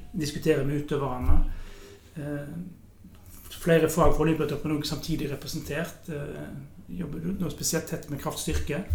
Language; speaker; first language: Norwegian; native; Norwegian